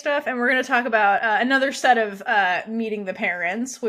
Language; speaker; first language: English; native; English